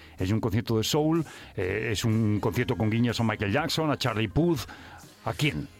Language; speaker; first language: Spanish; native; Spanish